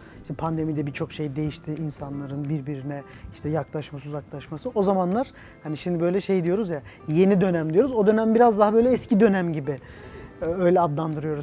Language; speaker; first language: Turkish; native; Turkish